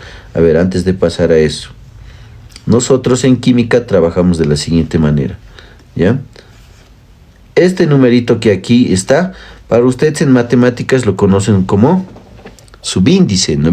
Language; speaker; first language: Spanish; native; Spanish